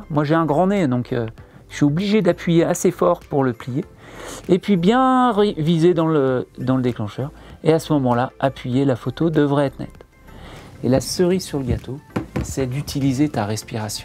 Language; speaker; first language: French; native; French